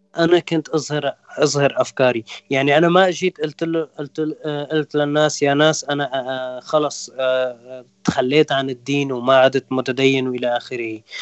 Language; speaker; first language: Arabic; non-native, local second language; Kurdish